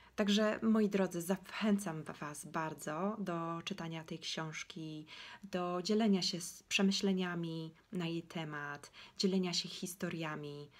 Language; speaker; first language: Polish; native; Polish